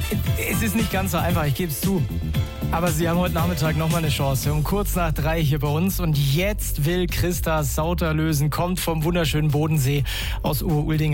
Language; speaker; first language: German; native; German